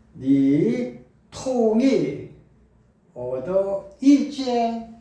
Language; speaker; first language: Korean; native; Korean